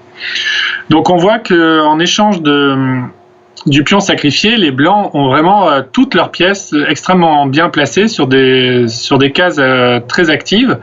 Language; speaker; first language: French; native; French